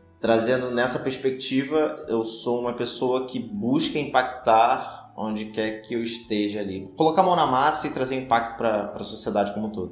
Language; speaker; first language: Portuguese; native; Portuguese